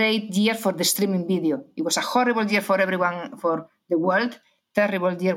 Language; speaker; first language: English; non-native, fluent; Spanish